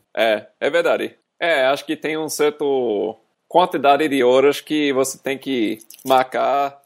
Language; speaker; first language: Portuguese; non-native, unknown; English